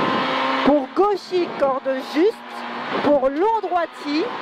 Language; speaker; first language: French; native; French